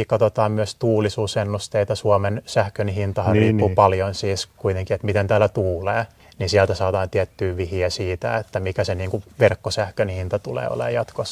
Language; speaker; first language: Finnish; native; Finnish